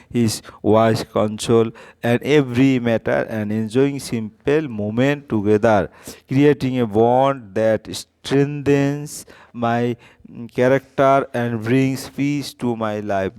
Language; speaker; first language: English; non-native, local second language; Bangla